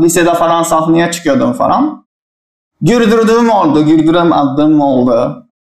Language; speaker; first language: Turkish; non-native, fluent; Japanese